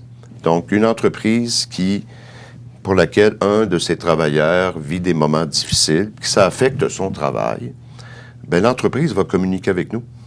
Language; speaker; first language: French; native; French